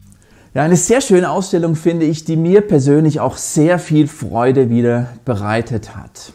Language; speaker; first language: German; native; German